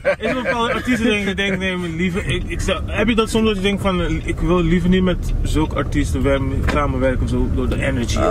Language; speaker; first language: Dutch; non-native, local second language; Papiamento